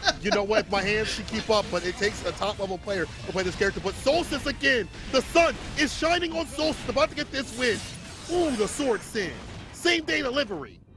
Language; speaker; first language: English; native; English